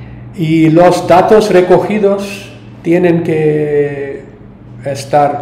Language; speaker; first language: Spanish; non-native, learner; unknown